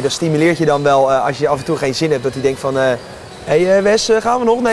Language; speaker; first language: Dutch; native; Dutch